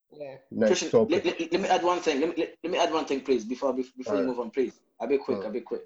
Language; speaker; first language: English; non-native, fluent; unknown